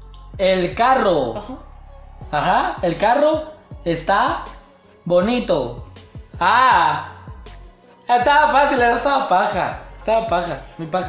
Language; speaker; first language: Spanish; native; Spanish